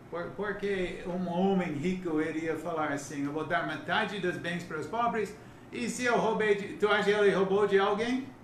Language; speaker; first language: Portuguese; non-native, learner; English